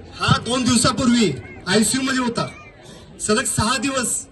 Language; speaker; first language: Marathi; native; Marathi